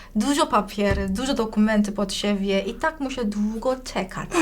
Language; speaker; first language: Polish; non-native, learner; Korean